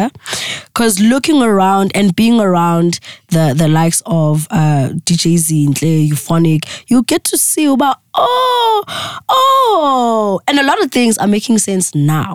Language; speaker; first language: English; non-native, local second language; Xhosa